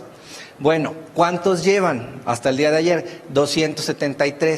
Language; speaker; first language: Spanish; native; Spanish